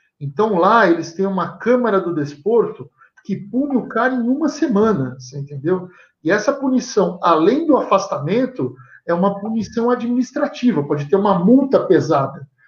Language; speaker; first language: Portuguese; native; Portuguese